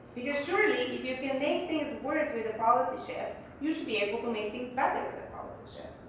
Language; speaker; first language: English; early bilingual, other home language; Bulgarian